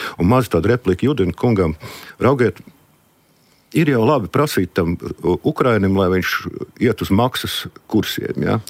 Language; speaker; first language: Latvian; non-native, local second language; Russian